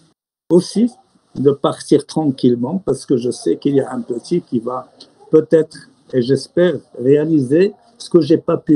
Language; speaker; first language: French; non-native, local second language; Arabic